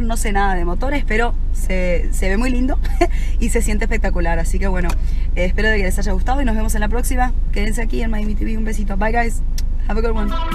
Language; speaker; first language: Spanish; early bilingual, heritage; Spanish